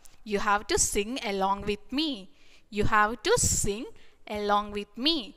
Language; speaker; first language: English; non-native, local second language; Malayalam